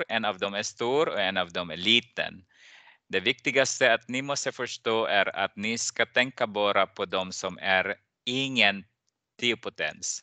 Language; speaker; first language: Swedish; non-native, fluent; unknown